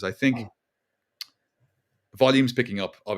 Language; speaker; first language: English; native; English